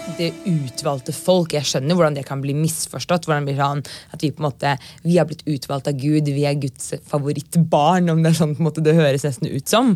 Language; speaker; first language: Norwegian; native; Norwegian